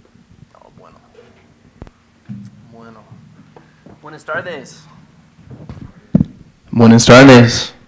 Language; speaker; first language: Spanish; non-native, fluent; English